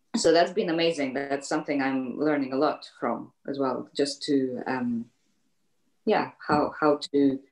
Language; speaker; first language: English; native; English